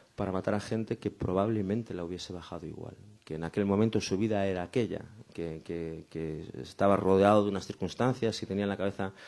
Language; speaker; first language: Spanish; native; Spanish